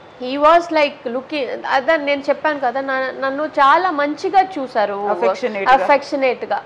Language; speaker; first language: Telugu; non-native, fluent; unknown